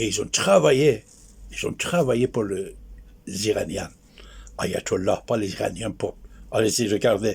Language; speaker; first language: French; non-native, fluent; Persian